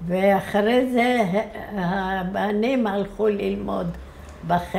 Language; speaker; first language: Hebrew; early bilingual, other home language; Arabic